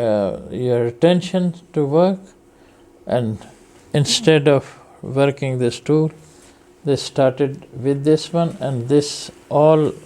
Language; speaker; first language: English; non-native, fluent; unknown